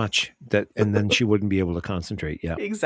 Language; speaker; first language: English; native; English